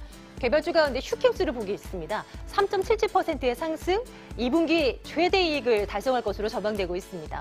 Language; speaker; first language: Korean; native; Korean